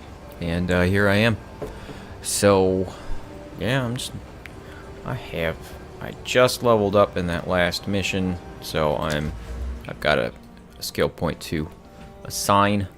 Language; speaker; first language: English; native; English